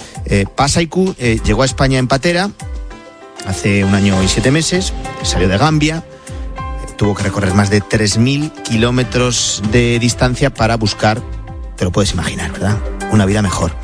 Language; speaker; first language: Spanish; native; Spanish